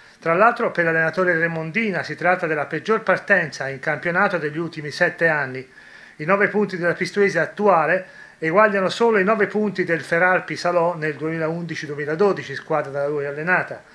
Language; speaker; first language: Italian; native; Italian